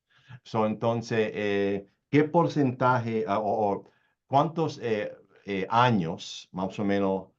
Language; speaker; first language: Spanish; early bilingual, heritage; Spanish